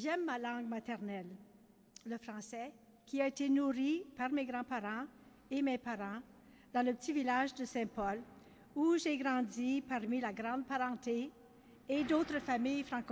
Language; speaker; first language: French; native; French